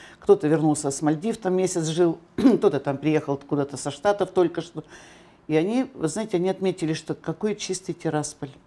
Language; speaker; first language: Russian; native; Russian